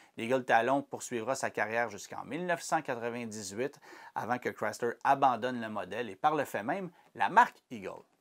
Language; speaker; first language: French; native; French